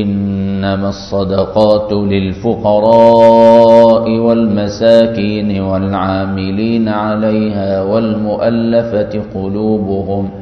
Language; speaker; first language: Arabic; native; Arabic